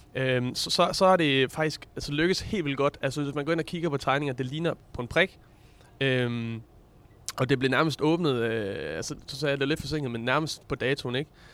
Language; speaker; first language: Danish; native; Danish